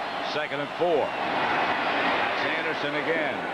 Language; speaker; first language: English; native; English